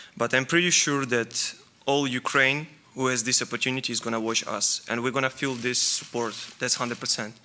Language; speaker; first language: English; non-native, fluent; Ukrainian